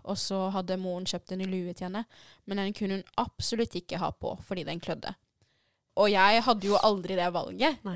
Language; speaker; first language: Norwegian; early bilingual, other home language; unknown